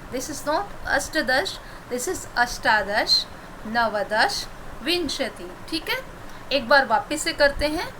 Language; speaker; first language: Hindi; native; Hindi